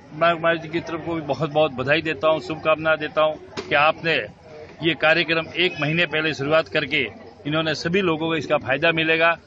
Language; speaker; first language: Hindi; native; Hindi